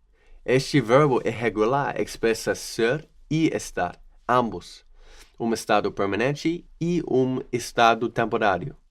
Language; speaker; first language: Portuguese; non-native, fluent; English